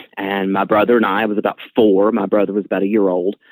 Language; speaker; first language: English; native; English